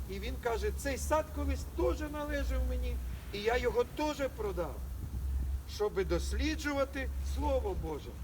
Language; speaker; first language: Ukrainian; non-native, local second language; Russian